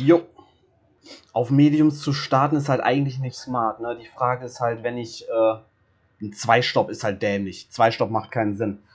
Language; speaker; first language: German; native; German